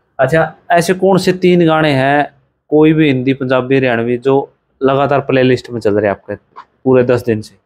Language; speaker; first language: Hindi; native; Hindi